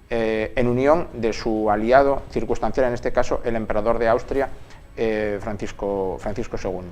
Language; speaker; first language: Spanish; native; Spanish